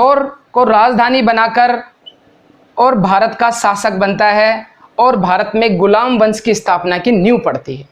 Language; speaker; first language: Hindi; native; Hindi